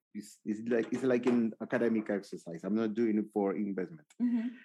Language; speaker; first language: English; non-native, fluent; Spanish